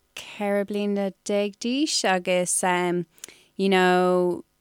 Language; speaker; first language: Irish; non-native, local second language; English